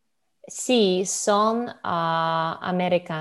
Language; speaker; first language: Spanish; non-native, learner; Russian